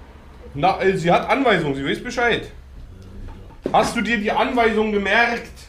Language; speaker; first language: German; native; German